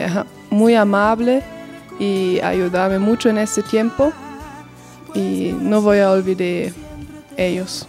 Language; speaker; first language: Spanish; non-native, learner; German